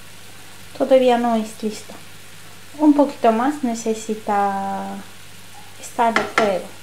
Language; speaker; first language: Spanish; non-native, learner; Turkish